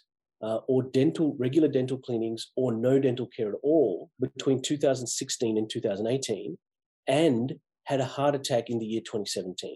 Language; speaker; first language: English; native; English